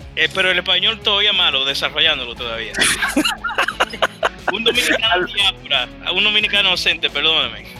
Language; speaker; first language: Spanish; early bilingual, heritage; Spanish